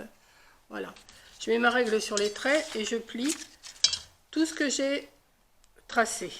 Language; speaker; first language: French; native; French